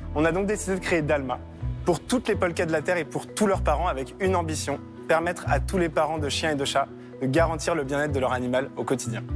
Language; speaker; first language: French; native; French